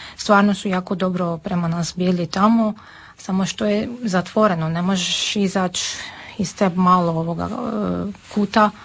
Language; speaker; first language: Serbian; non-native, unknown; Armenian